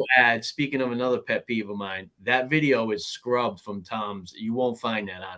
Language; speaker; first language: English; native; English